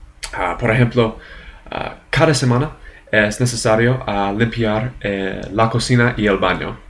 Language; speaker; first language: Spanish; non-native, learner; English